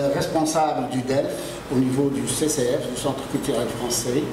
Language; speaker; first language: French; non-native, local second language; Arabic